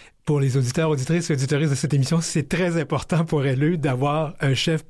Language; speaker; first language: French; native; French